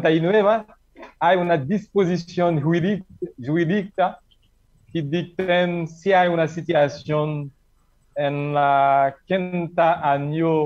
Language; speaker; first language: Spanish; non-native, learner; Haitian Creole